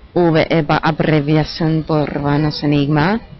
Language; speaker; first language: Spanish; non-native, learner; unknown